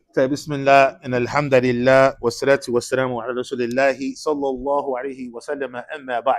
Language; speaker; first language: Arabic; non-native, fluent; English